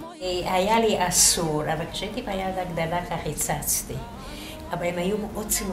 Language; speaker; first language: Hebrew; non-native, fluent; Yiddish